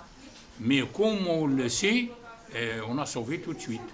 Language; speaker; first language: French; non-native, fluent; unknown